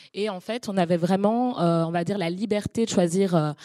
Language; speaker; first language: French; native; French